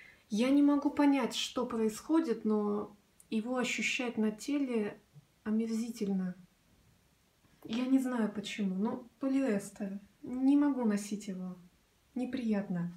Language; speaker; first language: Russian; native; Russian